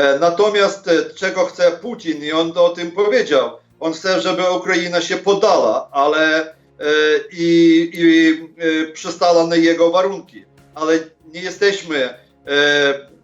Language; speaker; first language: Polish; non-native, fluent; Ukrainian